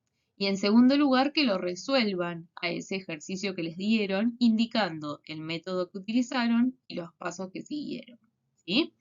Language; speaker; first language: Spanish; native; Spanish